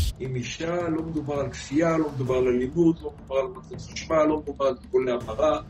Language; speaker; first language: Hebrew; native; Hebrew